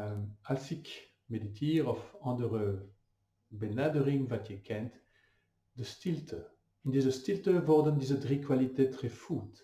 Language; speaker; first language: Dutch; non-native, fluent; French